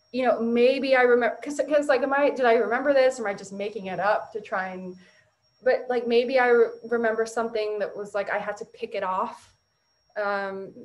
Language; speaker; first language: English; native; English